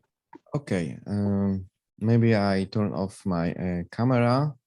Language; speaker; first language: English; non-native, fluent; Polish